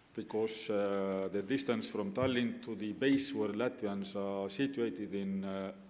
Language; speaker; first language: English; non-native, fluent; Estonian